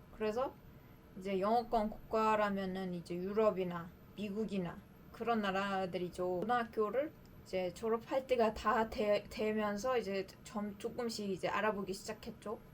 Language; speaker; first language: Korean; non-native, fluent; Uzbek